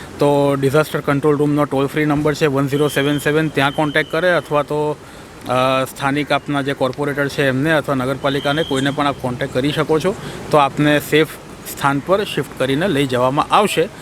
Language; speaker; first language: Gujarati; native; Gujarati